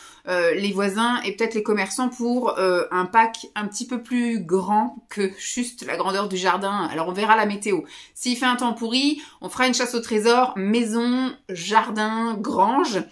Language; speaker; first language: French; native; French